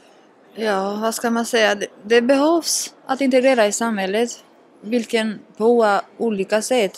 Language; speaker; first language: Swedish; non-native, learner; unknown